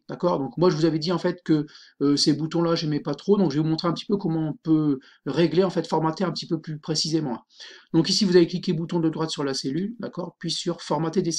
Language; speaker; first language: French; native; French